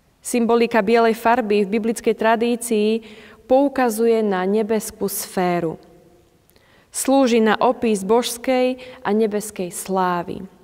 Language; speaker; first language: Slovak; native; Slovak